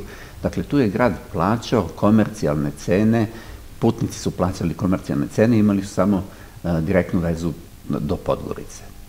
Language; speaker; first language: Serbian; native; Serbian